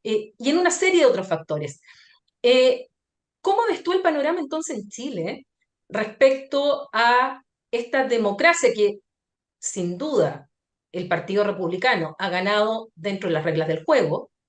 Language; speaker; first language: Spanish; native; Spanish